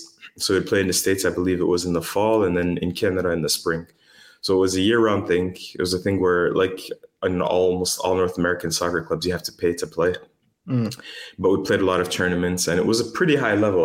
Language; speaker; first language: English; native; English